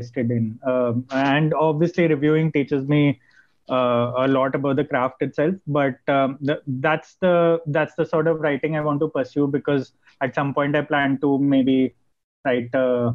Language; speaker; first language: English; non-native, local second language; Gujarati